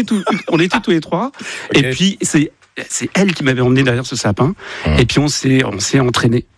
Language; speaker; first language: French; native; French